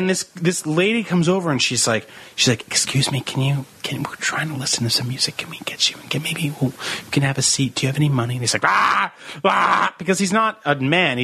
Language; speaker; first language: English; early bilingual, other home language; Italian